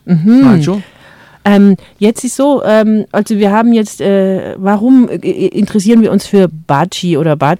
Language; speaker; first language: German; native; German